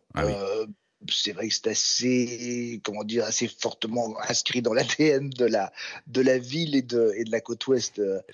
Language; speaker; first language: French; native; French